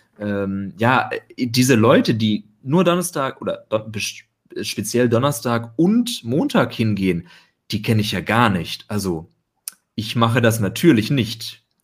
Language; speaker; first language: German; native; German